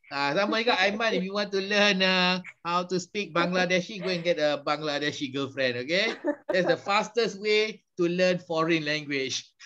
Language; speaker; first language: English; non-native, local second language; Malay